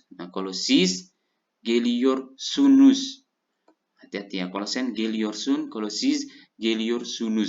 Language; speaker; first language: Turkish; non-native, fluent; Indonesian